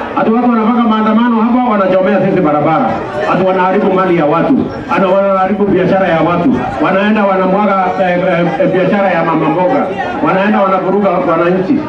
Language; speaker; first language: Swahili; non-native, local second language; Kalenjin